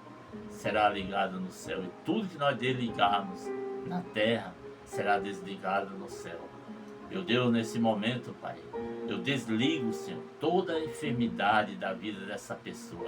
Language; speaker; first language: Portuguese; native; Portuguese